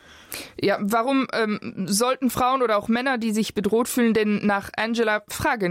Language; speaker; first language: German; non-native, local second language; Luxembourgish